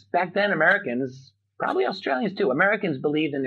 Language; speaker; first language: English; native; English